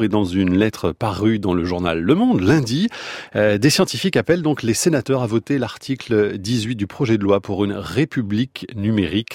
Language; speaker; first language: French; native; French